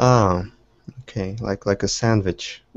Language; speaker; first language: English; non-native, fluent; Russian